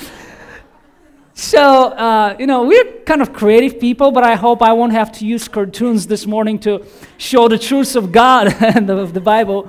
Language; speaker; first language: English; non-native, fluent; Bulgarian